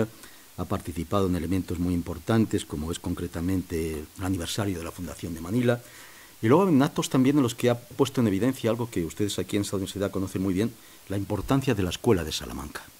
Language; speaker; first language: Spanish; native; Spanish